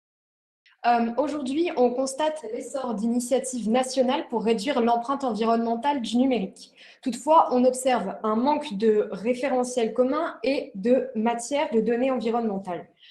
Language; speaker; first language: French; native; French